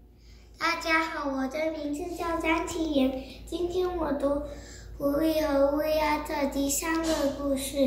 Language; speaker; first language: Chinese; early bilingual, heritage; Chinese